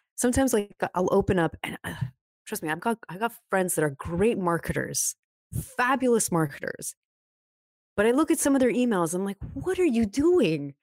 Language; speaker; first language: English; native; English